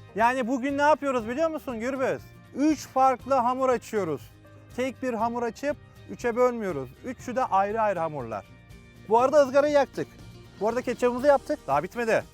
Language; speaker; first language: Turkish; native; Turkish